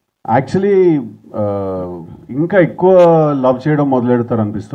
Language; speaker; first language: Telugu; native; Telugu